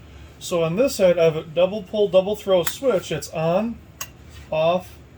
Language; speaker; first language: English; native; English